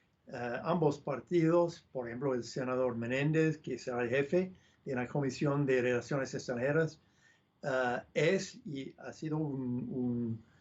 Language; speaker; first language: Spanish; non-native, fluent; English